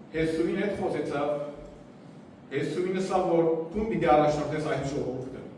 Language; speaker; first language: Armenian; native; Armenian